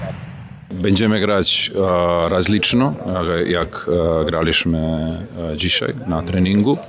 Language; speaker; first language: Polish; non-native, learner; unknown